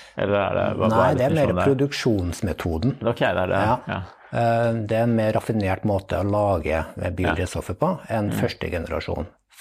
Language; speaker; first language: Norwegian; native; Norwegian